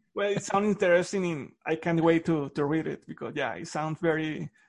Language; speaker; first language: English; non-native, fluent; Spanish